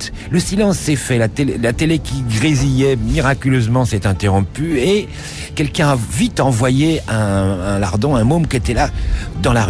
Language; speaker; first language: French; native; French